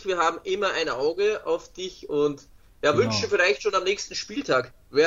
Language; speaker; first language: German; native; German